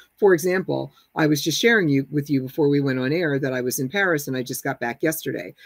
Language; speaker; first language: English; native; English